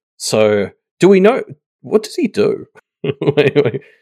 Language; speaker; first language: English; native; English